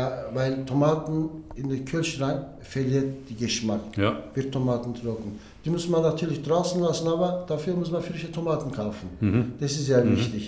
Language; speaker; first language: German; non-native, learner; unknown